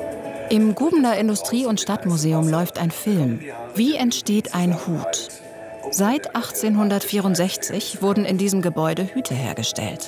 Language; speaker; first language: German; native; German